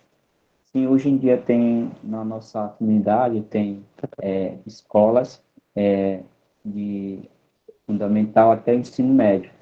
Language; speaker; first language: Portuguese; non-native, local second language; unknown